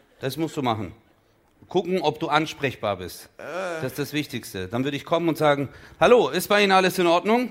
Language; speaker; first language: German; early bilingual, other home language; Turkish